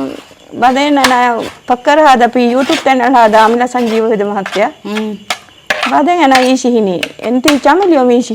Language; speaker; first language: Arabic; non-native, learner; Sinhala